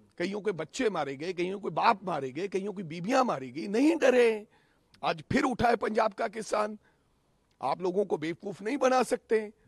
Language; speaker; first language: Hindi; non-native, local second language; Punjabi